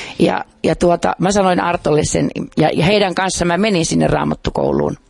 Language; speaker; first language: Finnish; non-native, fluent; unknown